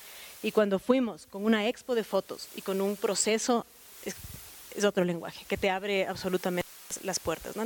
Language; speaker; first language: Spanish; native; Spanish